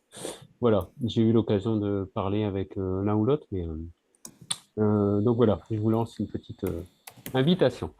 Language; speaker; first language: French; native; French